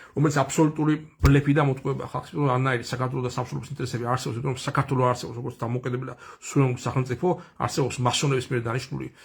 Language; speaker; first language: Georgian; native; Georgian